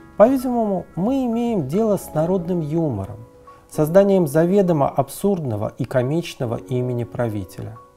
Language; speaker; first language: Russian; native; Russian